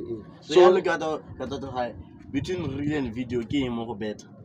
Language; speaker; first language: English; non-native, learner; Tswana